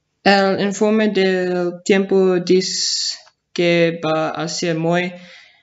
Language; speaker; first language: Spanish; non-native, learner; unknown